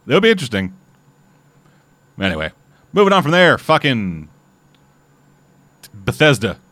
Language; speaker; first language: English; native; English